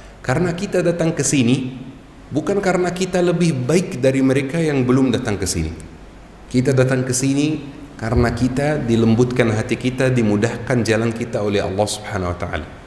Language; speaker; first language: Indonesian; non-native, fluent; Arabic